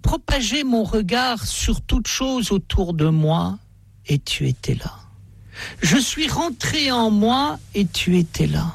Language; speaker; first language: French; native; French